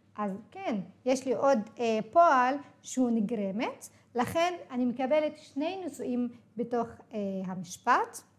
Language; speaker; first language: Hebrew; non-native, local second language; Arabic